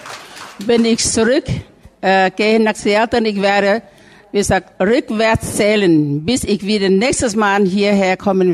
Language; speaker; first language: German; non-native, fluent; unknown